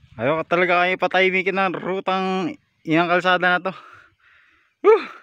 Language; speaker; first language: Filipino; native; Filipino